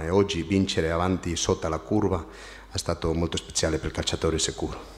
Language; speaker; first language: Italian; non-native, fluent; Spanish